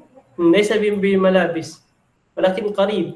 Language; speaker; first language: Arabic; non-native, fluent; Filipino